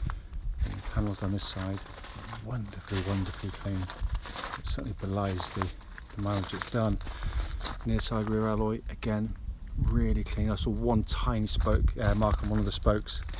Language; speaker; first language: English; native; English